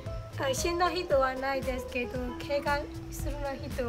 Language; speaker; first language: Japanese; non-native, learner; Burmese